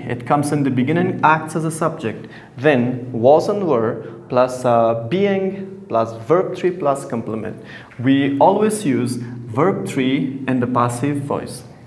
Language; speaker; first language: English; non-native, fluent; Persian